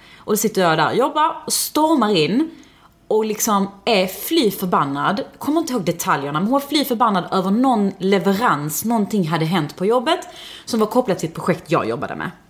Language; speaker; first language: Swedish; early bilingual, other home language; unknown